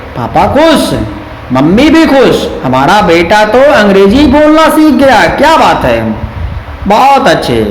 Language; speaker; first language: Hindi; native; Hindi